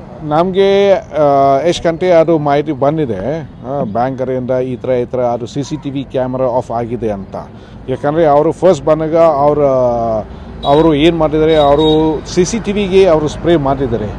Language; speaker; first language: Kannada; non-native, fluent; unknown